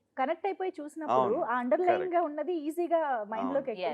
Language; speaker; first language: Telugu; native; Telugu